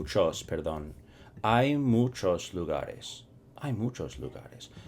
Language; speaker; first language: Spanish; non-native, fluent; English